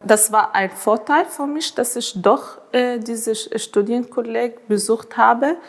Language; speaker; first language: German; non-native, fluent; Arabic